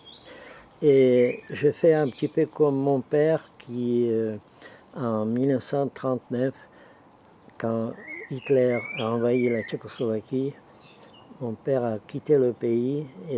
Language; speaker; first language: French; non-native, fluent; Czech